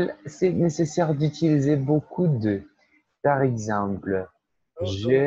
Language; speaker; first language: French; non-native, fluent; Portuguese